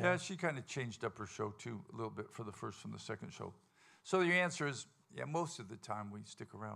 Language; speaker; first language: English; native; English